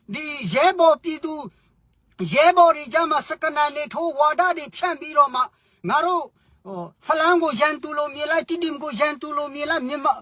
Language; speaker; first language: Burmese; native; Burmese